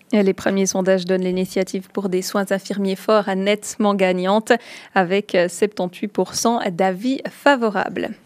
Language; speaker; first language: French; native; French